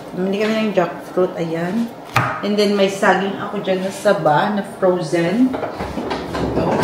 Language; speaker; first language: Filipino; non-native, local second language; Cebuano